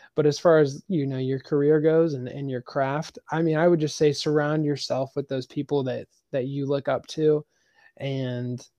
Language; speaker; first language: English; native; English